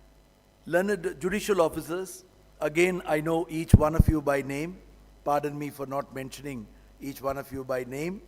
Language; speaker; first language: English; non-native, local second language; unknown